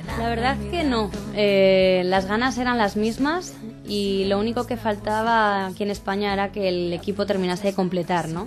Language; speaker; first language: Spanish; native; Spanish